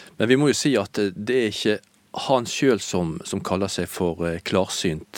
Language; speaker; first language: Norwegian; native; Norwegian